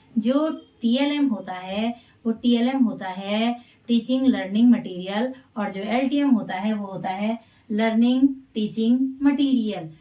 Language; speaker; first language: Hindi; non-native, local second language; Garhwali